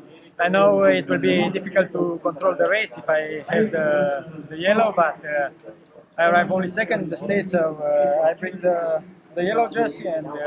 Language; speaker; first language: English; non-native, learner; Romanian